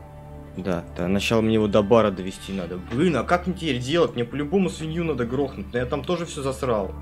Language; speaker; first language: Russian; native; Russian